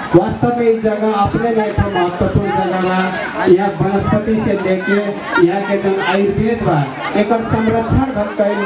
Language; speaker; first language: Bhojpuri; non-native, local second language; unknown